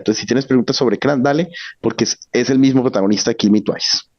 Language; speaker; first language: Spanish; native; Spanish